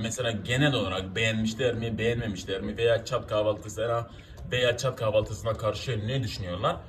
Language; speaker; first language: Turkish; non-native, fluent; Arabic